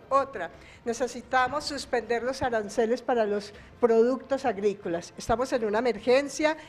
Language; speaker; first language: Spanish; native; Spanish